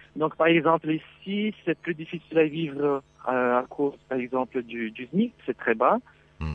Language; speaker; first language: French; non-native, fluent; Portuguese